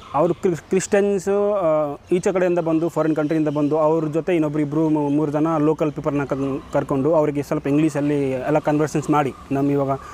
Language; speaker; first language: Kannada; non-native, local second language; Manipuri